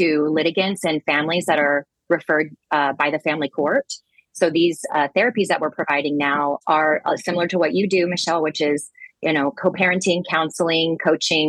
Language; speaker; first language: English; native; English